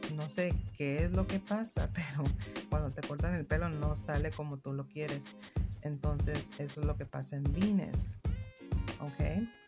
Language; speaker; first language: Spanish; non-native, fluent; English